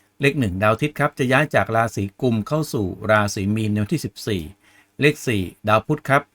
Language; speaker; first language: Thai; native; Thai